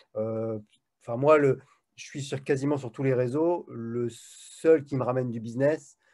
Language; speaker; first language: French; native; French